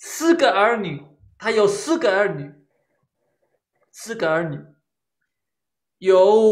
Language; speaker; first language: Chinese; non-native, fluent; Spanish